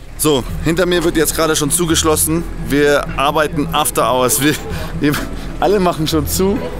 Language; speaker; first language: German; native; German